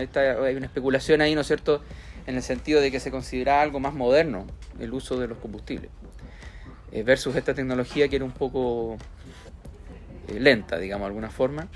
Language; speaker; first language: Spanish; native; Spanish